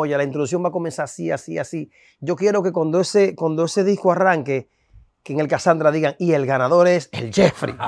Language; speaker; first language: Spanish; native; Spanish